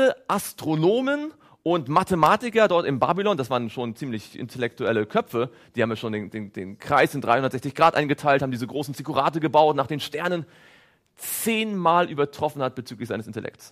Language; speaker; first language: German; native; German